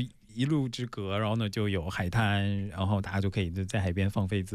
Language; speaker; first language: Chinese; native; Chinese